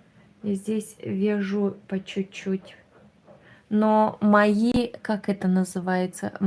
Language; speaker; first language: Russian; non-native, learner; Romanian